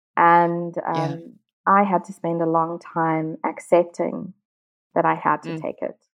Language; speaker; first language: English; native; English